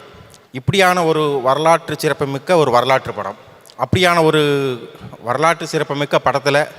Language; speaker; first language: Tamil; native; Tamil